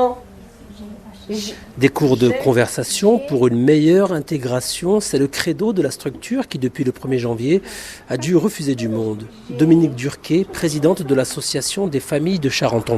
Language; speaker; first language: French; native; French